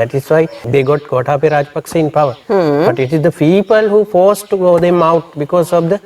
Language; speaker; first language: English; non-native, local second language; Sinhala